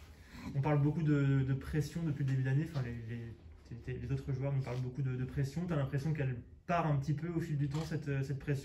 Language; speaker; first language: French; native; French